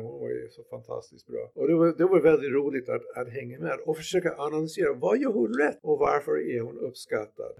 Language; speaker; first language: Swedish; non-native, fluent; English